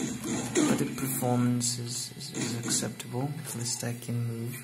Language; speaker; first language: English; non-native, fluent; Hungarian